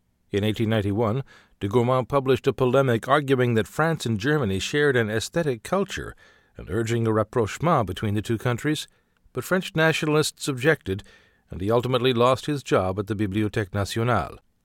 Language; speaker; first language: English; native; English